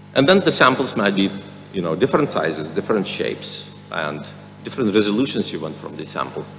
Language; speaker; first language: English; non-native, fluent; Lithuanian